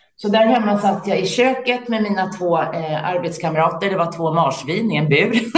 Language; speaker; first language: Swedish; native; Swedish